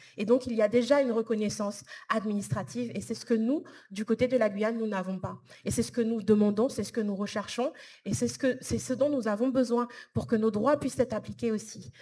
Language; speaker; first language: French; native; French